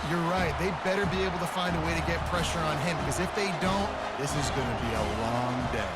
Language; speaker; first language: English; native; English